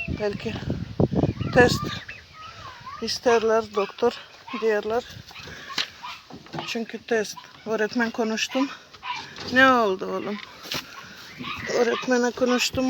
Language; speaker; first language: Turkish; non-native, learner; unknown